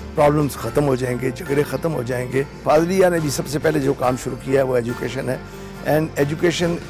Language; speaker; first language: Urdu; native; Urdu